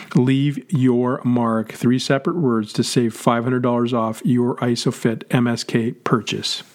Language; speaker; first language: English; native; English